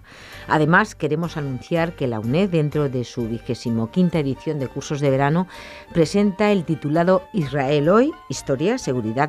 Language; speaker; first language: Spanish; native; Spanish